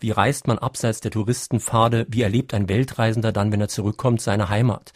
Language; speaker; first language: German; native; German